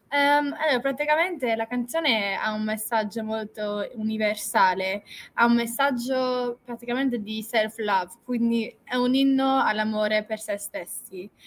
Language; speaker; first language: Italian; non-native, fluent; English